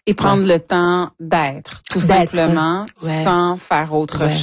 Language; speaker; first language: French; native; French